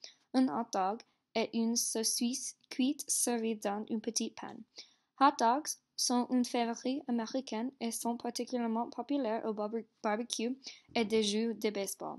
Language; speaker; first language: French; non-native, learner; English